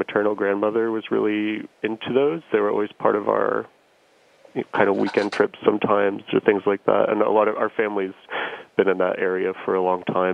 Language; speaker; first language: English; native; English